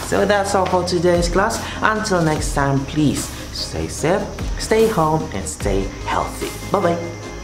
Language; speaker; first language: English; non-native, local second language; Malay